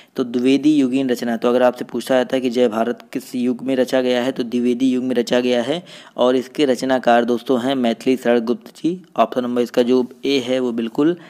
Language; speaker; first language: Hindi; native; Hindi